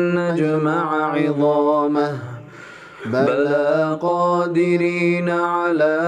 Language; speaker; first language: Arabic; native; Arabic